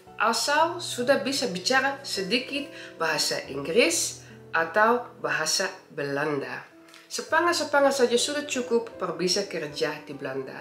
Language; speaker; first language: Indonesian; early bilingual, heritage; Indonesian